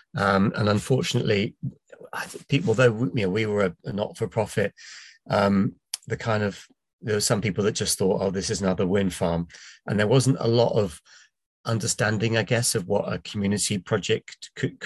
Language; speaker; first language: English; native; English